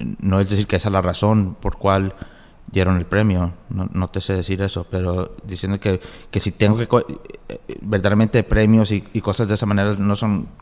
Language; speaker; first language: Spanish; early bilingual, heritage; Spanish